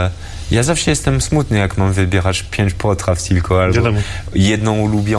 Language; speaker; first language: Polish; early bilingual, heritage; French